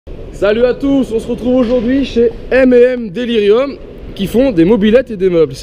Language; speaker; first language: French; native; French